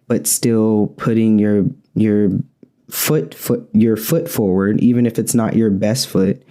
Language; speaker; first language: English; native; English